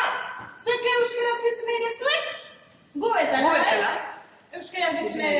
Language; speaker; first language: Basque; native; Basque